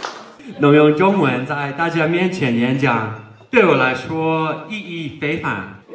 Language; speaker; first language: Chinese; non-native, learner; English